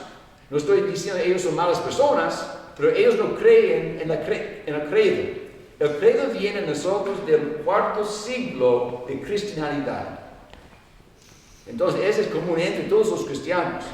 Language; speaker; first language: Spanish; non-native, fluent; English